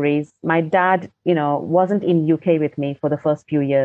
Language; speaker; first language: English; non-native, local second language; Gujarati